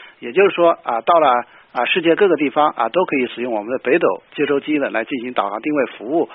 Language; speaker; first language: Chinese; native; Chinese